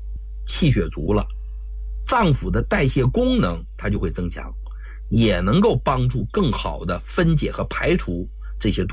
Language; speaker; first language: Chinese; native; Chinese